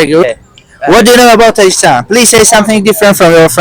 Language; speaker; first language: English; non-native, learner; Persian